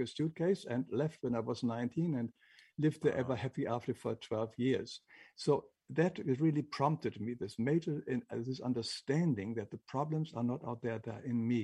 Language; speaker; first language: English; non-native, fluent; German